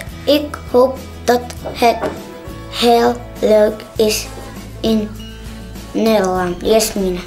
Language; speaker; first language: Dutch; non-native, learner; Arabic